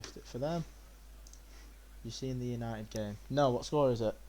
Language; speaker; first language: English; native; English